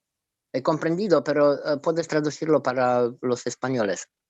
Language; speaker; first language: Spanish; non-native, fluent; Romanian